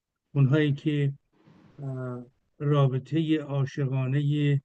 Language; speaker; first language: Persian; native; Persian